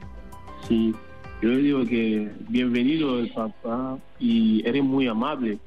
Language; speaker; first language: Spanish; non-native, learner; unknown